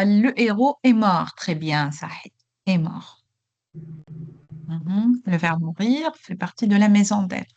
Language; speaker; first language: French; non-native, local second language; Arabic